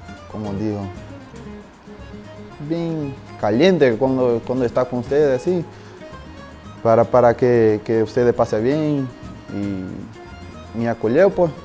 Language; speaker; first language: Spanish; non-native, learner; Portuguese